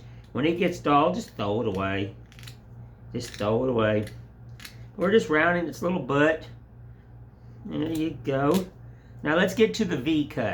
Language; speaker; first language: English; native; English